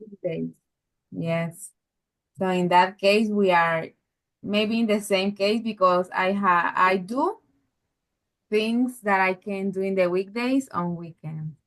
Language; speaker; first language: English; non-native, learner; Spanish